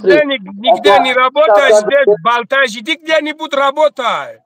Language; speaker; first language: Russian; non-native, learner; Tajik